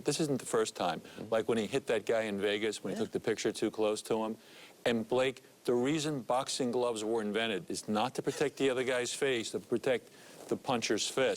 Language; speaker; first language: English; native; English